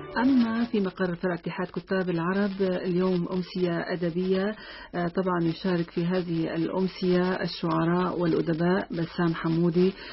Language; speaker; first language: Arabic; native; Arabic